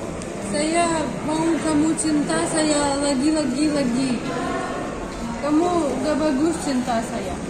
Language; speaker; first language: Indonesian; non-native, learner; Russian